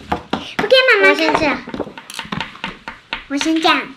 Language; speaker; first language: Chinese; native; Chinese